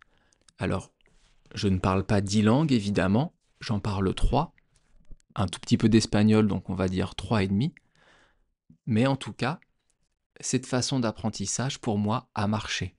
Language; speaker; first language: French; native; French